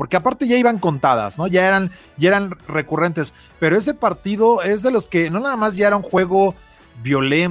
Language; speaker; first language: Spanish; native; Spanish